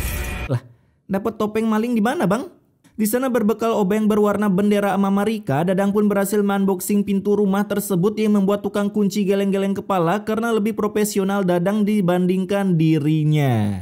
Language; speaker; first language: Indonesian; native; Indonesian